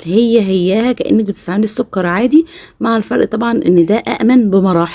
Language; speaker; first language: Arabic; native; Arabic